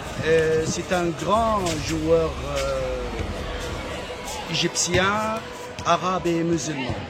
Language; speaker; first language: French; non-native, fluent; Arabic